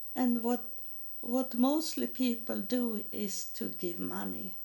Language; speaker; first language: English; non-native, learner; Swedish